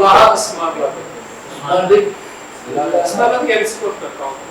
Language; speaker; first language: Turkish; non-native, learner; Urdu